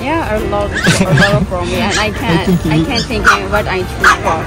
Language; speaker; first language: English; non-native, learner; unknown